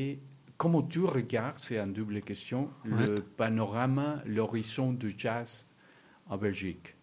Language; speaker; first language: French; non-native, learner; Spanish